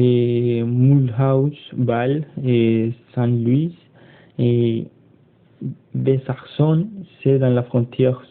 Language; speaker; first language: French; non-native, learner; Spanish